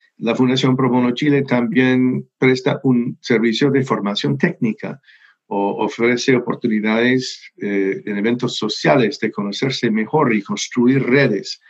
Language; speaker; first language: Spanish; non-native, fluent; English